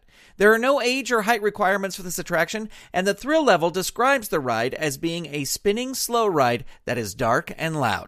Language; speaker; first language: English; native; English